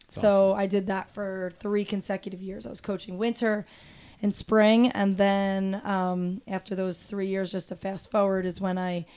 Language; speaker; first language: English; native; English